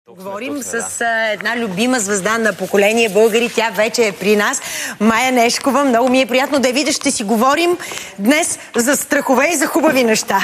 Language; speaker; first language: Bulgarian; native; Bulgarian